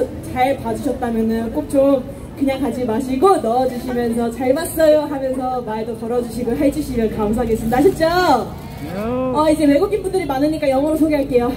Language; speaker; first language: Korean; non-native, fluent; Japanese